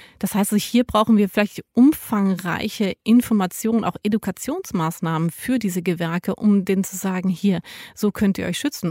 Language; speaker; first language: German; native; German